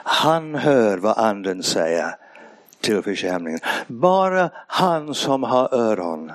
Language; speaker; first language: Swedish; non-native, fluent; English